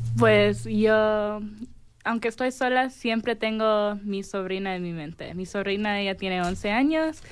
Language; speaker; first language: Spanish; early bilingual, heritage; Spanish